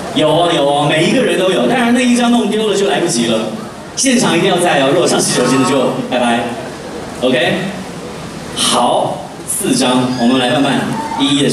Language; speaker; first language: Chinese; native; Chinese